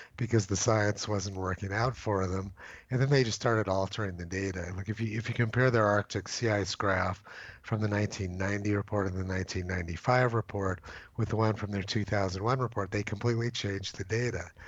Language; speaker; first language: English; native; English